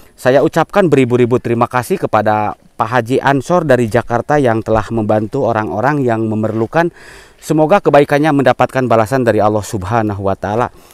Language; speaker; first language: Indonesian; non-native, local second language; Sundanese